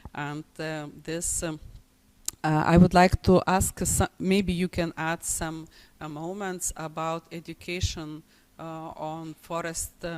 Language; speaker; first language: English; non-native, fluent; Lithuanian